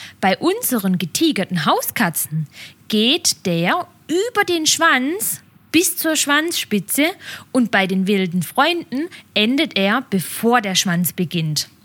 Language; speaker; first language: German; native; German